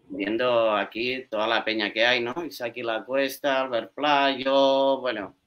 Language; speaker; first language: Spanish; native; Spanish